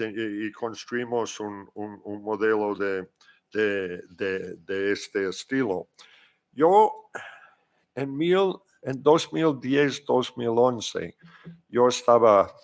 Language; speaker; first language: Spanish; non-native, fluent; English